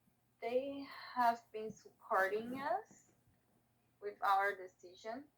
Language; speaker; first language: English; non-native, learner; Portuguese